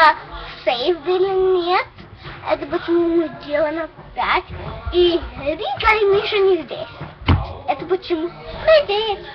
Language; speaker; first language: Russian; early bilingual, heritage; English